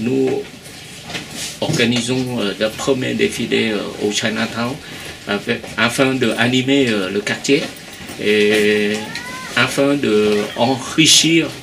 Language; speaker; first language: French; non-native, fluent; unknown